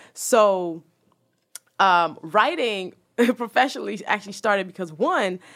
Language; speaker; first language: English; early bilingual, other home language; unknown